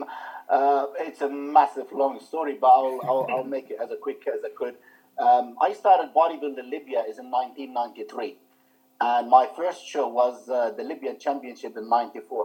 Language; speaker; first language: English; non-native, fluent; Arabic